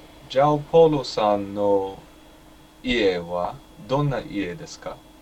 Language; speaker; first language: Japanese; non-native, learner; English